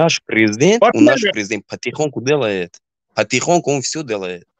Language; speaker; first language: Russian; non-native, local second language; Tajik